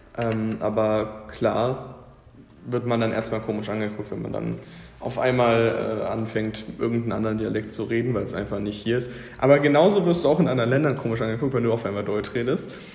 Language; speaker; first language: German; native; German